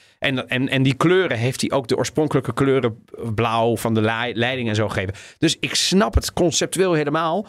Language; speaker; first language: Dutch; native; Dutch